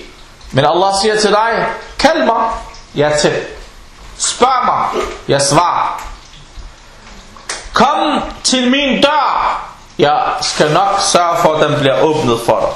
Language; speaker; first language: Danish; early bilingual, other home language; Arabic